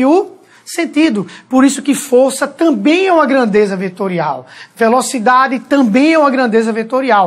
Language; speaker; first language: Portuguese; native; Portuguese